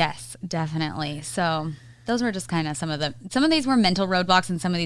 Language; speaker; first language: English; native; English